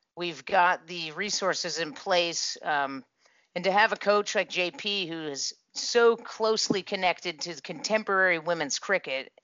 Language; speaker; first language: English; native; English